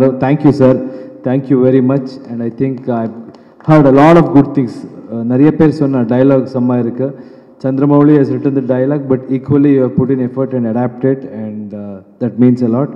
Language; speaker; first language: Tamil; non-native, learner; Kannada